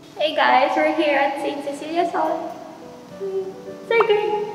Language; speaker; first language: English; non-native, fluent; Japanese